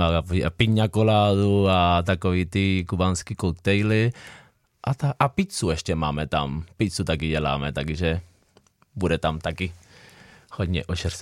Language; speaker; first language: Czech; non-native, fluent; Spanish